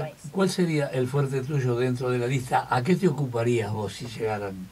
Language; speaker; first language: Spanish; native; Spanish